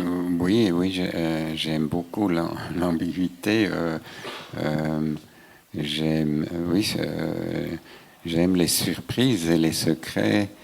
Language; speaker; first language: French; non-native, local second language; German